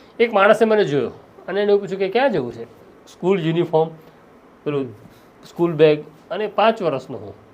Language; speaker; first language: Gujarati; non-native, local second language; Marathi